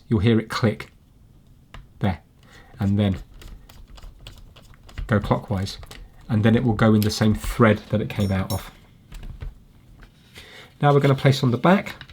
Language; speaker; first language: English; native; English